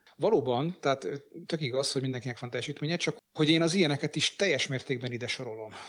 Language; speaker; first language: Hungarian; native; Hungarian